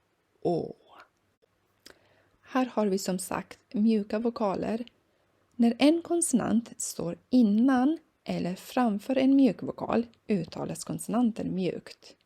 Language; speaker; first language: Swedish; non-native, fluent; Persian